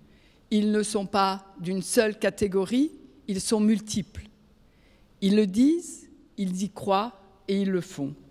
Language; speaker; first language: French; native; French